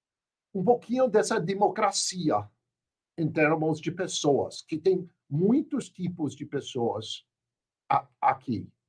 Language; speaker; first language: Portuguese; non-native, fluent; English